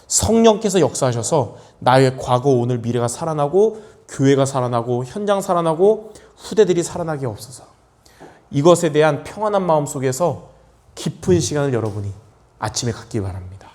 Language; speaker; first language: Korean; native; Korean